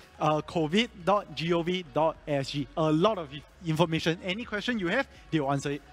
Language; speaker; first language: English; non-native, local second language; Chinese